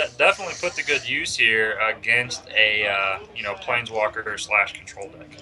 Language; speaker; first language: English; native; English